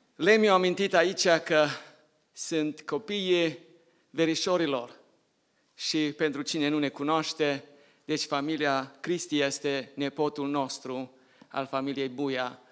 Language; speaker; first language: Romanian; native; Romanian